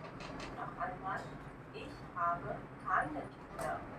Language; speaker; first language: German; non-native, fluent; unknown